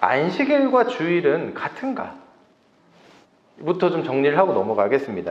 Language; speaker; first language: Korean; native; Korean